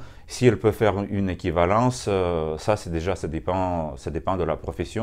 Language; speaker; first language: French; non-native, fluent; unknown